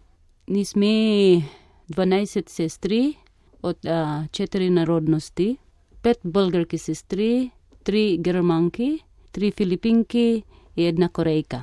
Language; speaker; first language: Bulgarian; non-native, fluent; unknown